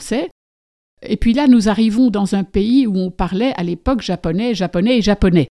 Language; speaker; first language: French; native; French